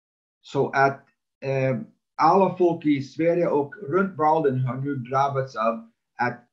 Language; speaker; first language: Swedish; non-native, fluent; English